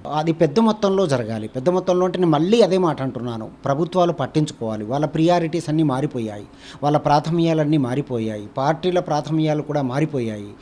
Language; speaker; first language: Telugu; native; Telugu